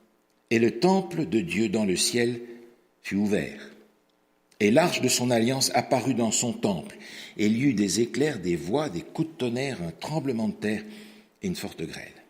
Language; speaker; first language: French; native; French